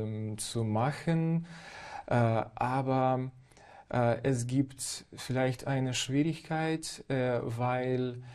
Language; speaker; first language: German; non-native, fluent; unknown